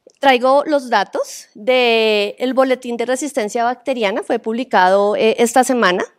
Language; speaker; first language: Spanish; native; Spanish